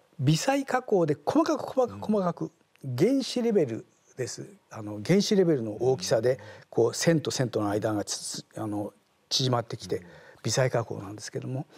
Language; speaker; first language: Japanese; native; Japanese